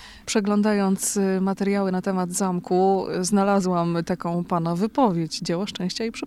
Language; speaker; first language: Polish; native; Polish